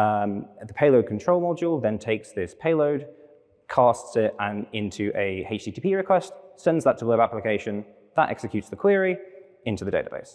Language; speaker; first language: English; native; English